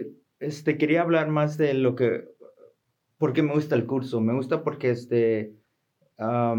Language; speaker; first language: Spanish; early bilingual, heritage; Spanish